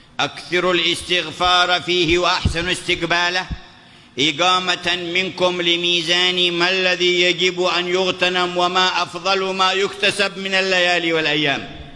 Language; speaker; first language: Arabic; native; Arabic